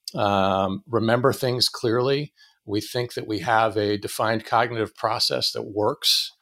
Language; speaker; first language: English; native; English